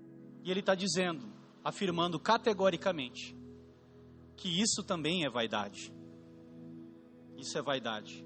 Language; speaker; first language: Portuguese; native; Portuguese